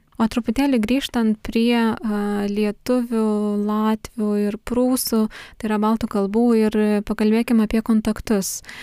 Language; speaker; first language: Lithuanian; native; Lithuanian